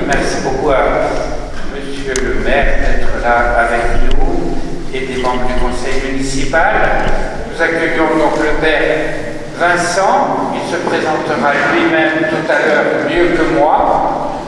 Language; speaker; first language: French; native; French